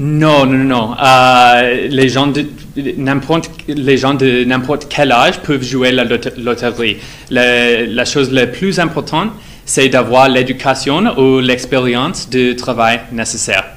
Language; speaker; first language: French; non-native, fluent; English